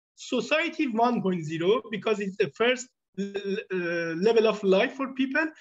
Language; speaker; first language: English; non-native, fluent; Persian